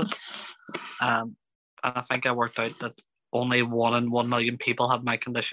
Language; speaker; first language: English; native; English